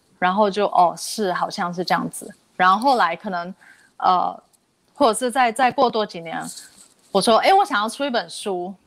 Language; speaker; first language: Chinese; native; Chinese